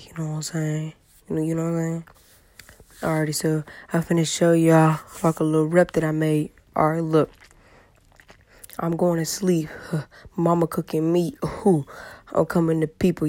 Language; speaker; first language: English; native; English